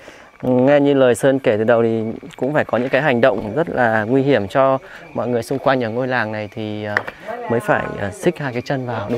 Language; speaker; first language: Vietnamese; native; Vietnamese